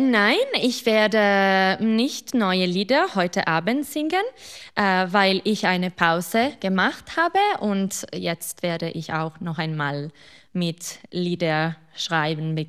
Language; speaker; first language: German; non-native, local second language; Italian